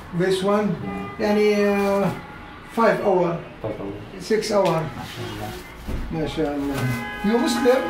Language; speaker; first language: English; non-native, learner; Arabic